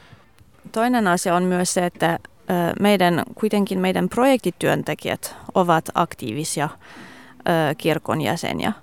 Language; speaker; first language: Finnish; non-native, fluent; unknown